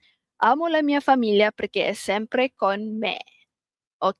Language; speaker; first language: Italian; non-native, learner; Malay